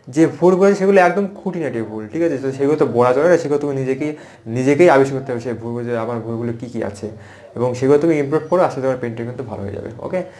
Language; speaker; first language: Bangla; native; Bangla